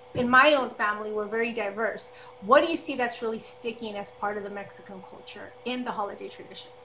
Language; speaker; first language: English; early bilingual, other home language; Spanish